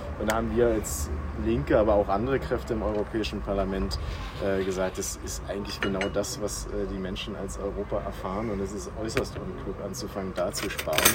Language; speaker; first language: German; native; German